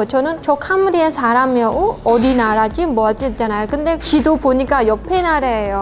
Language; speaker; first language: Korean; non-native, learner; Khmer